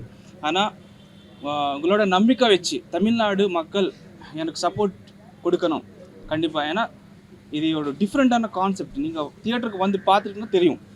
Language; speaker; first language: Tamil; non-native, learner; Telugu